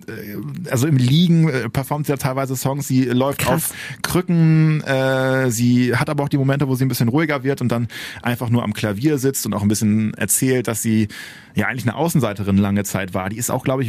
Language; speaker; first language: German; native; German